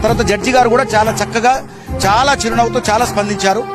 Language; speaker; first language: Telugu; native; Telugu